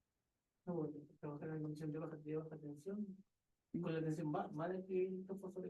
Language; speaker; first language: Spanish; native; Spanish